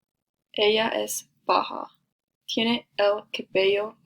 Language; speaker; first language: Spanish; non-native, learner; English